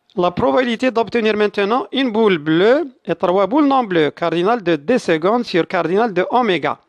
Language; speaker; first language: French; non-native, local second language; Arabic